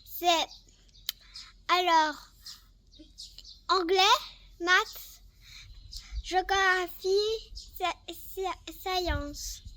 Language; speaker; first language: French; early bilingual, heritage; French